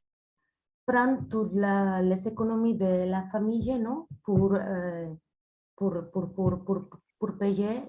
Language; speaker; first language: French; non-native, fluent; Spanish